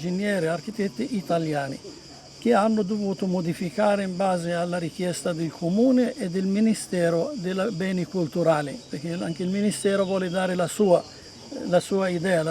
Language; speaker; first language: Italian; non-native, fluent; Arabic